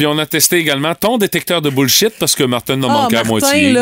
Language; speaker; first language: French; native; French